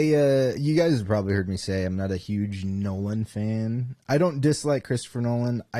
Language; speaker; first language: English; native; English